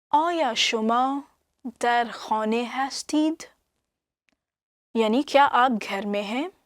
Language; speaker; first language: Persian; non-native, fluent; Urdu